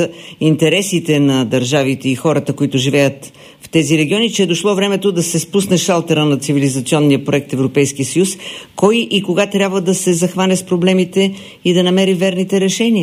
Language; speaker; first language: Bulgarian; native; Bulgarian